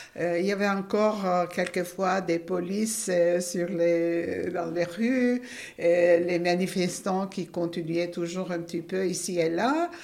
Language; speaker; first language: French; non-native, fluent; Turkish